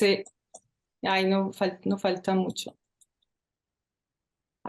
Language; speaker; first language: Spanish; non-native, learner; French